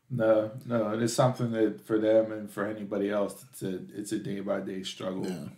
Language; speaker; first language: English; native; English